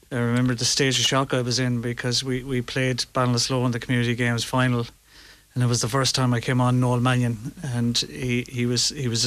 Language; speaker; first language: English; native; English